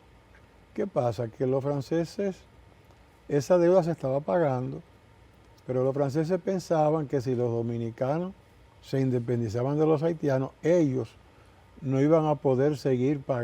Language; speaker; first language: Spanish; native; Spanish